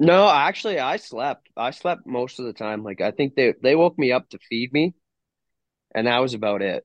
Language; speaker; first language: English; native; English